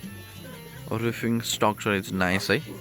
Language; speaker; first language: English; non-native, learner; Nepali